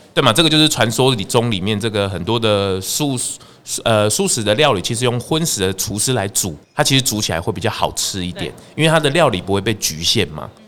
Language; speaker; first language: Chinese; native; Chinese